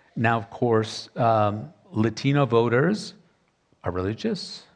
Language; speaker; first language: English; native; English